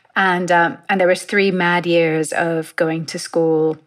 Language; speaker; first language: English; native; English